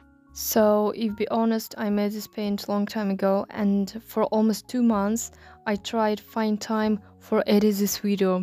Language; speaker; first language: English; non-native, learner; Russian